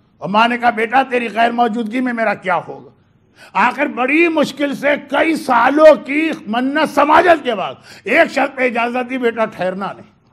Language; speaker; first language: Hindi; native; Hindi